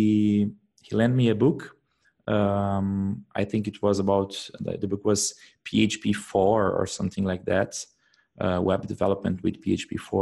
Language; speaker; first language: English; non-native, fluent; Portuguese